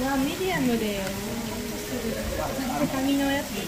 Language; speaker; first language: Japanese; native; Japanese